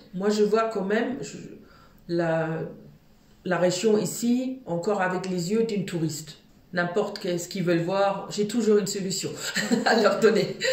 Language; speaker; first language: French; non-native, fluent; German